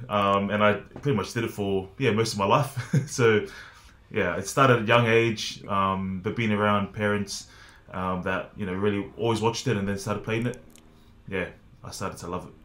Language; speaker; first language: English; native; English